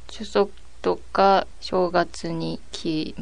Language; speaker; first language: Japanese; non-native, fluent; Korean